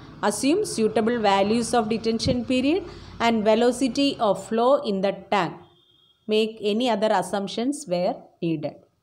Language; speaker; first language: English; non-native, local second language; Malayalam